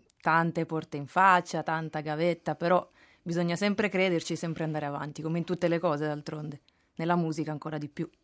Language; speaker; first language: Italian; native; Italian